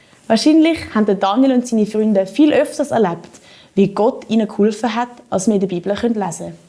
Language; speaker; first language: German; native; German